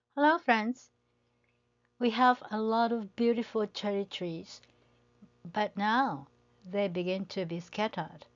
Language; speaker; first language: English; non-native, fluent; Japanese